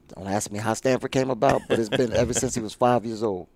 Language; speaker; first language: English; native; English